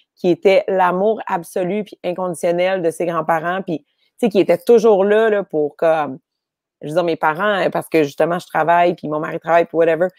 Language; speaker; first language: French; native; French